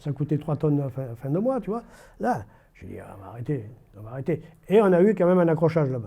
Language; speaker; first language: French; native; French